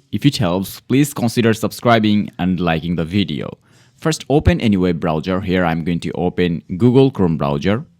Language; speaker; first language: English; non-native, fluent; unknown